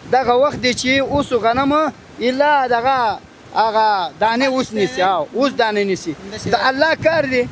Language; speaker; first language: Pashto; non-native, local second language; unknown